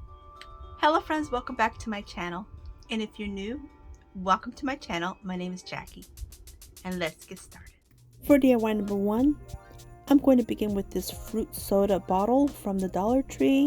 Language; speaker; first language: English; native; English